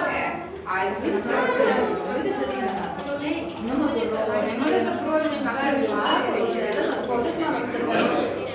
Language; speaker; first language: Bosnian; native; Bosnian